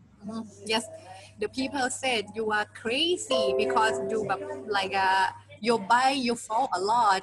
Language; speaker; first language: English; non-native, learner; Thai